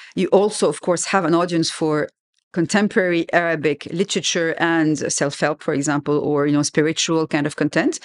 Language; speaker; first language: English; non-native, fluent; French